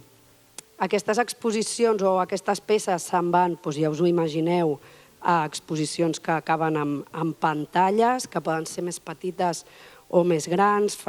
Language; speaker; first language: Catalan; native; Catalan